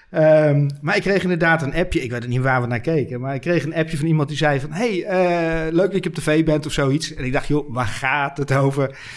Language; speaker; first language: Dutch; native; Dutch